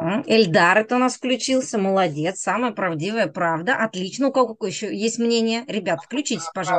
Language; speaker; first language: Russian; native; Russian